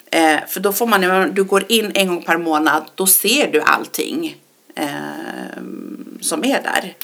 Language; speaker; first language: Swedish; early bilingual, other home language; Persian